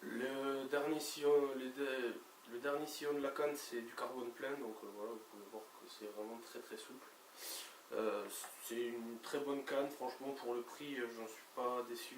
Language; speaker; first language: French; native; French